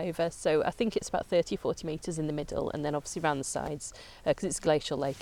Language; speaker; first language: English; native; English